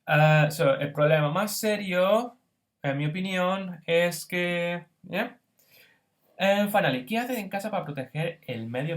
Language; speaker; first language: Spanish; non-native, fluent; English